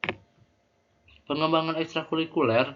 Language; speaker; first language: Indonesian; native; Indonesian